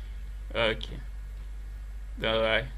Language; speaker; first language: Russian; non-native, learner; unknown